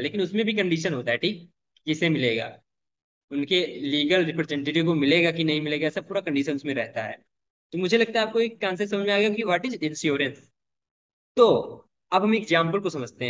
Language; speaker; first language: Hindi; native; Hindi